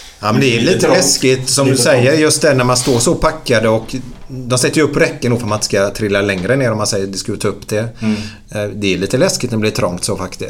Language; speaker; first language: Swedish; native; Swedish